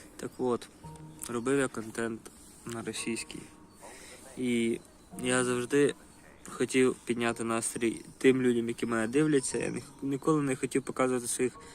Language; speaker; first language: Ukrainian; non-native, local second language; Russian